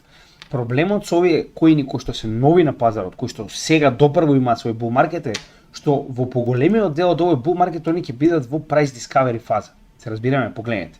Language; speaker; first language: Macedonian; native; Macedonian